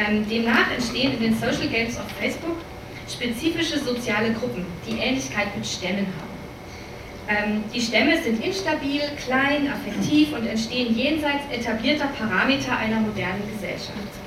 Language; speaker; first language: German; native; German